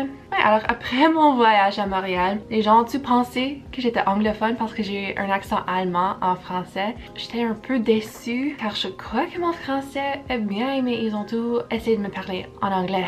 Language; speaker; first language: French; early bilingual, heritage; English